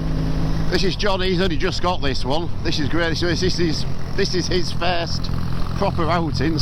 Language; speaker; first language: English; native; English